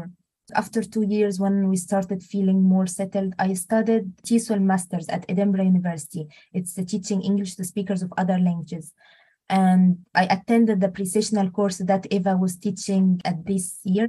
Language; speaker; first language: English; non-native, fluent; Arabic